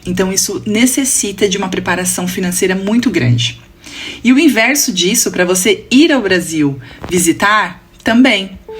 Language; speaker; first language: Portuguese; native; Portuguese